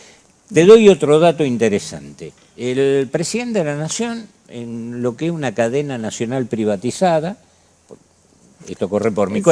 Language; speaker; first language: Spanish; native; Spanish